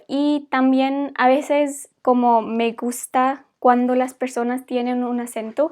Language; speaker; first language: Spanish; non-native, fluent; English